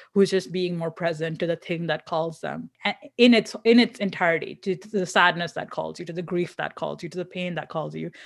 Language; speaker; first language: English; non-native, local second language; Hindi